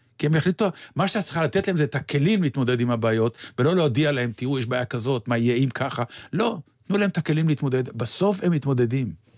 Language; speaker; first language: Hebrew; native; Hebrew